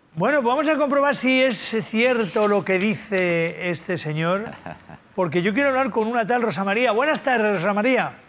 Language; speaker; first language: Spanish; native; Spanish